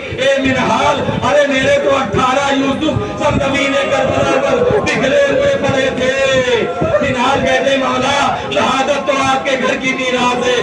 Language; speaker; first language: Urdu; native; Urdu